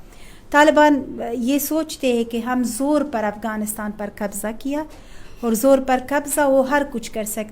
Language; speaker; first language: Hindi; non-native, fluent; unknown